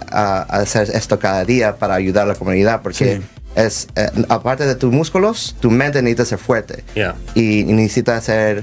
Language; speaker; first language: Spanish; early bilingual, heritage; Spanish